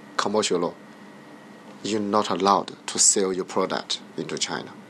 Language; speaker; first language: English; non-native, learner; Chinese